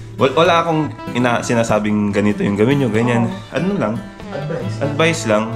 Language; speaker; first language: Filipino; non-native, local second language; Iloko